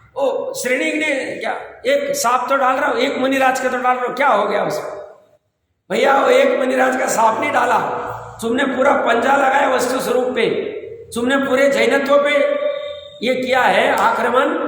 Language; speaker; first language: Hindi; native; Hindi